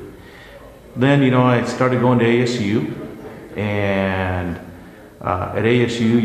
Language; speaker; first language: English; early bilingual, other home language; Spanish